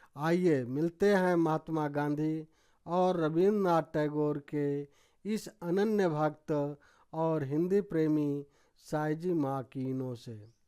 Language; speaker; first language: Hindi; native; Hindi